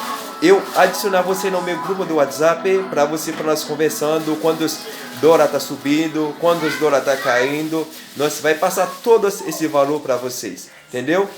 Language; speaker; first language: Portuguese; non-native, learner; Haitian Creole